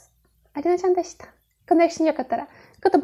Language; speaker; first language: Japanese; non-native, learner; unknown